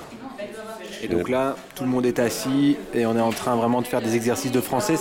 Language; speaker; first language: French; native; French